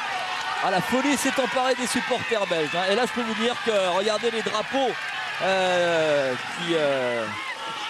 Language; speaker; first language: French; native; French